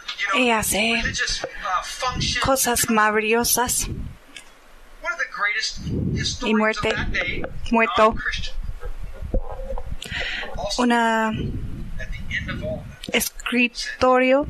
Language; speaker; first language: Spanish; non-native, learner; English